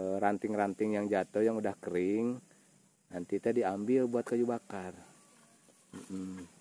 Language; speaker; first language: Indonesian; non-native, local second language; Sundanese